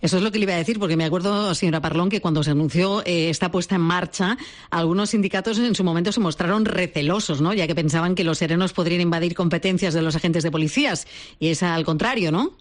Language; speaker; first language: Catalan; native; Catalan